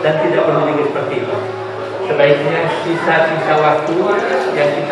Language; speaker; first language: Indonesian; non-native, local second language; Sundanese